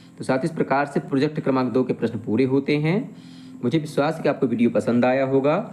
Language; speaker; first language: Hindi; native; Hindi